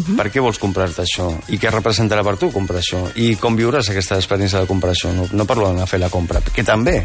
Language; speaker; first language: Catalan; non-native, local second language; Spanish